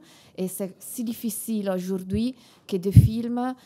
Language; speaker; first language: French; non-native, fluent; Italian